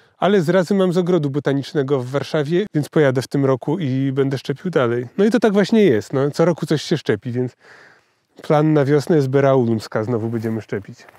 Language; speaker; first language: Polish; native; Polish